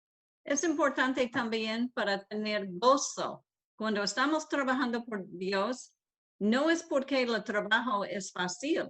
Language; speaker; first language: Spanish; non-native, learner; English